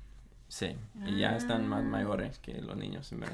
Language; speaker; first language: Spanish; non-native, fluent; English